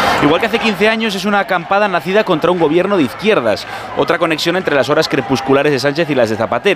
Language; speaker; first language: Spanish; native; Spanish